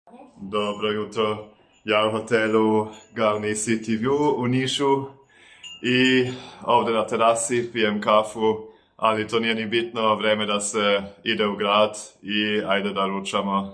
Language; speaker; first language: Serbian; non-native, fluent; German